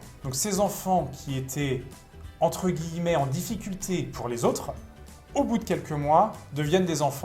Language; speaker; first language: French; native; French